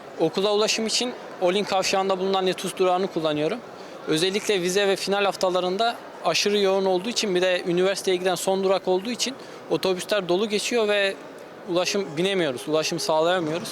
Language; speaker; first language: Turkish; native; Turkish